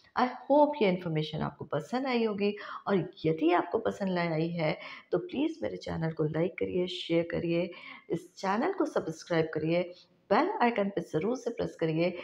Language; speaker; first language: Hindi; non-native, local second language; Marathi